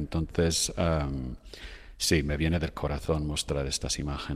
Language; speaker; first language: Spanish; non-native, fluent; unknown